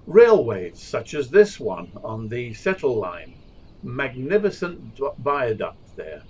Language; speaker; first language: English; native; English